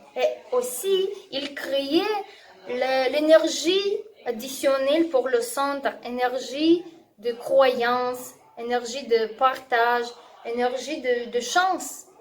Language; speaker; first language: French; non-native, learner; Russian